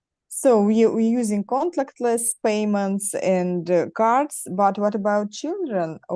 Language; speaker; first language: English; non-native, learner; Russian